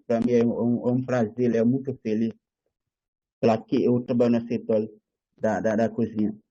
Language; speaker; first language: Portuguese; non-native, learner; Haitian Creole